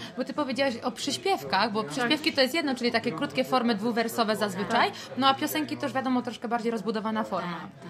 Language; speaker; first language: Polish; native; Polish